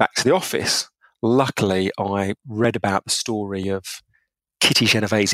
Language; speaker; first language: English; native; English